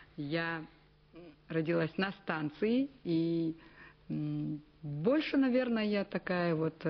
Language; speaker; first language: Russian; non-native, local second language; Kazakh